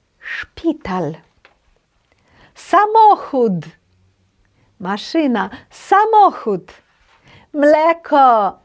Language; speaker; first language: Polish; non-native, fluent; Ukrainian